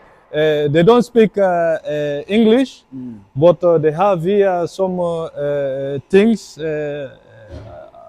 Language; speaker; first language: English; non-native, learner; French